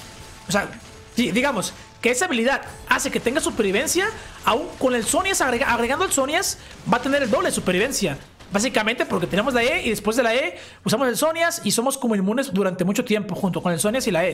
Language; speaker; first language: Spanish; native; Spanish